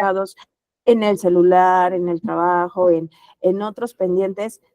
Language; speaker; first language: Spanish; native; Spanish